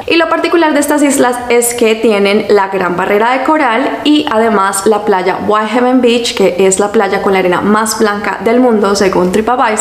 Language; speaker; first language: Spanish; native; Spanish